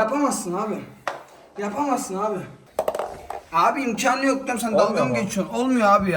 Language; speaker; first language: Turkish; native; Turkish